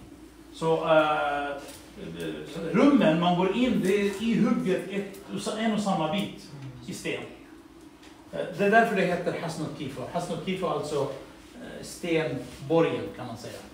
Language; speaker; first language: Swedish; early bilingual, other home language; Assyrian Neo-Aramaic